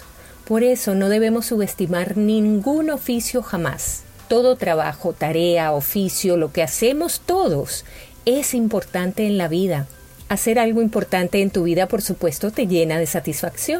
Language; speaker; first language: Spanish; native; Spanish